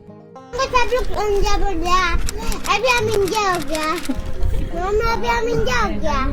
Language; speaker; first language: Hindi; non-native, local second language; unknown